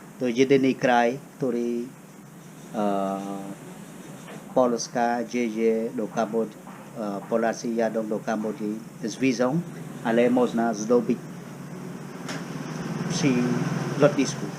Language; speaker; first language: Polish; non-native, fluent; Khmer